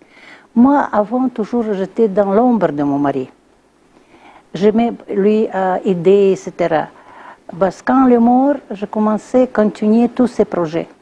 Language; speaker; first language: French; non-native, learner; Russian